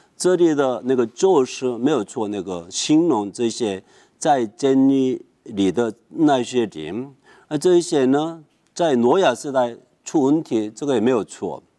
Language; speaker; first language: Chinese; non-native, fluent; Korean